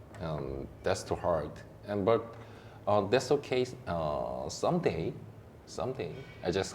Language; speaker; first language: English; non-native, learner; Korean